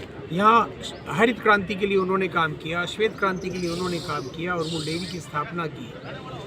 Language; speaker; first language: Hindi; native; Hindi